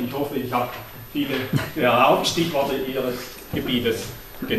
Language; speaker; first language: German; native; German